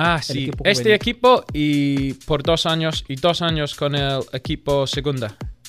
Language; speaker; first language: Spanish; non-native, learner; English